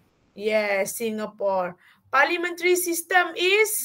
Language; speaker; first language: English; non-native, fluent; Malay